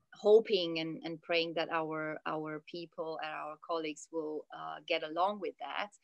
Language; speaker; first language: English; non-native, fluent; Italian